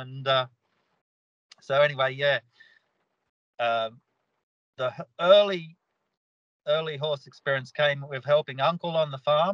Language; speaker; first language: English; native; English